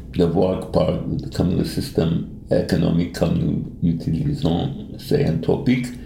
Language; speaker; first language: French; non-native, fluent; English